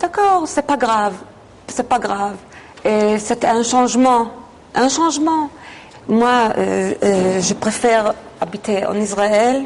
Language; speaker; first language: French; non-native, fluent; Hebrew